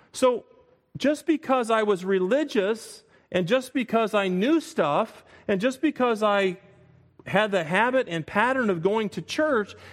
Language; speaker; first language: English; native; English